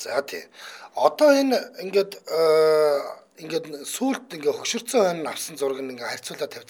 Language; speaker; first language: Mongolian; native; Mongolian